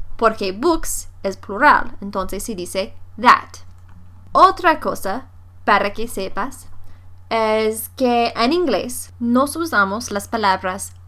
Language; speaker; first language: Spanish; non-native, fluent; English